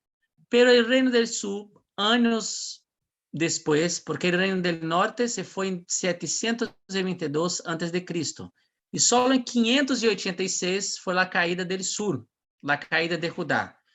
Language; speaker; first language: Spanish; non-native, fluent; Portuguese